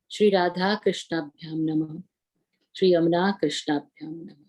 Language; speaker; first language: Hindi; non-native, local second language; Gujarati